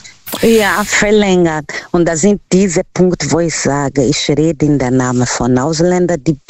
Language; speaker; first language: German; non-native, learner; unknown